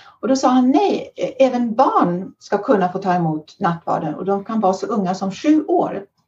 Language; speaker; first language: Swedish; early bilingual, heritage; Swedish